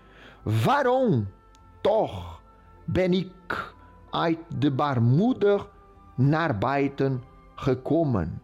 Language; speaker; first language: Dutch; non-native, fluent; Portuguese